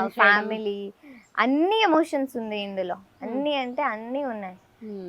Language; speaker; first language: Telugu; non-native, learner; Kannada